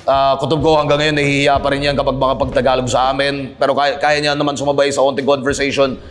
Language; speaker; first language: Filipino; native; Filipino